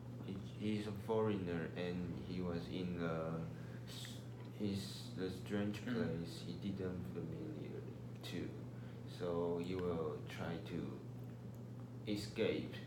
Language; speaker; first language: English; non-native, learner; Chinese